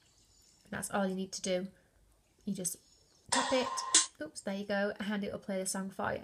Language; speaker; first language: English; native; English